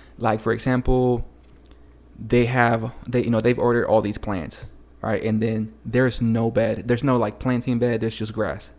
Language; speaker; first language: English; early bilingual, other home language; Spanish